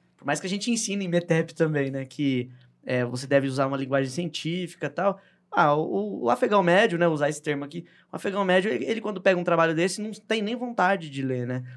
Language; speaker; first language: Portuguese; native; Portuguese